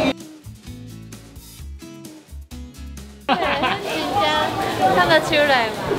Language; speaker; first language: Chinese; non-native, fluent; Japanese